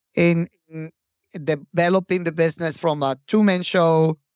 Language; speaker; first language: English; non-native, fluent; Spanish